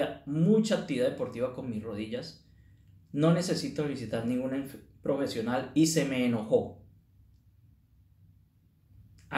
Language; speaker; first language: Spanish; native; Spanish